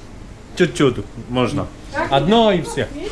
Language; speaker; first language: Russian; non-native, learner; Polish